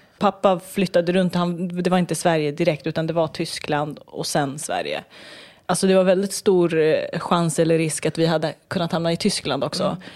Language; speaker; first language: Swedish; early bilingual, other home language; Kurdish